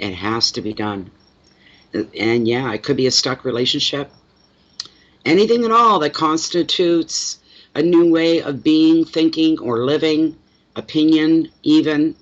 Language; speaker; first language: English; native; English